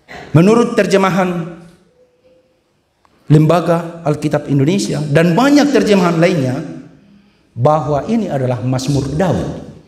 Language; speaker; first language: Indonesian; non-native, local second language; Batak Toba